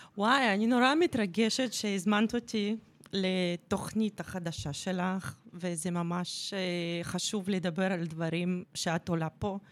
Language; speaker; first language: Hebrew; non-native, fluent; Russian